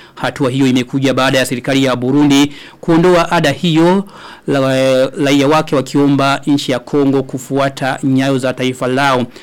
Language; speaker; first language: Swahili; non-native, local second language; Rundi